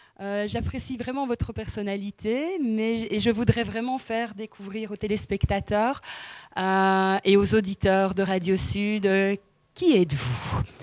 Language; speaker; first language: French; native; French